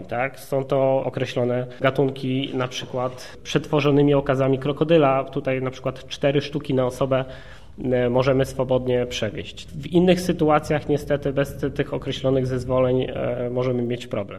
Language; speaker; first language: Polish; native; Polish